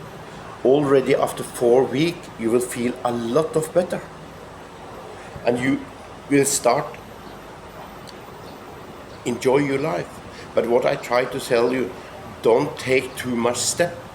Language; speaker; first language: English; non-native, fluent; Norwegian